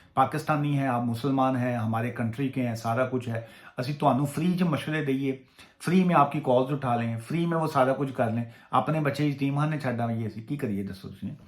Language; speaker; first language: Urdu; non-native, local second language; Punjabi